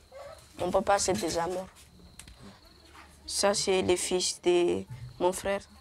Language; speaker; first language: French; non-native, learner; Malagasy